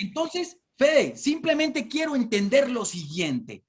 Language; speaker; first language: Spanish; native; Spanish